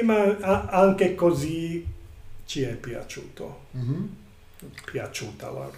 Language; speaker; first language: Italian; non-native, learner; English